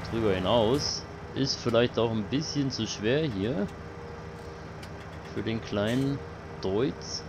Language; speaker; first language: German; native; German